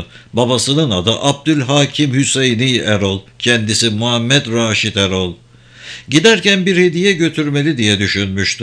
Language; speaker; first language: Turkish; native; Turkish